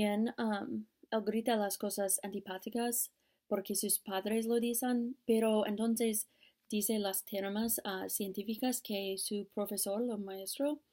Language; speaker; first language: Spanish; non-native, learner; English